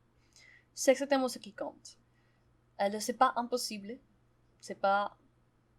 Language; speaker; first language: French; non-native, fluent; Spanish